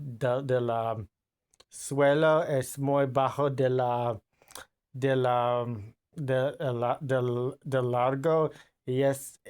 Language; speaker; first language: Spanish; non-native, learner; English